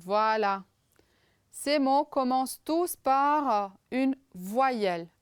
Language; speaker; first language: French; non-native, fluent; Romanian